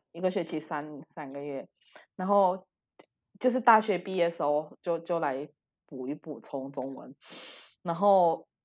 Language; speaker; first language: Chinese; early bilingual, heritage; Chinese